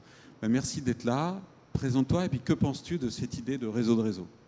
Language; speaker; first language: French; native; French